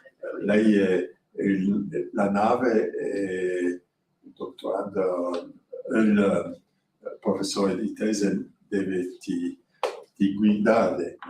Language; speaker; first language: Italian; non-native, learner; French